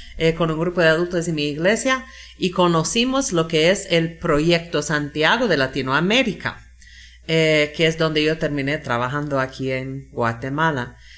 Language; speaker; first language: Spanish; non-native, fluent; English